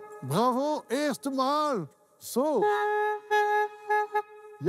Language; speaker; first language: German; non-native, learner; French